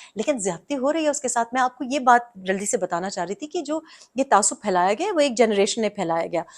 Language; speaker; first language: Urdu; non-native, local second language; Pashto